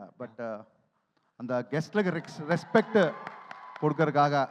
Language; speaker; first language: Tamil; non-native, learner; Telugu